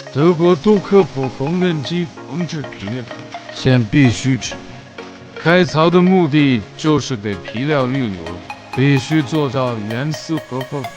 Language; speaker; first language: Chinese; native; Chinese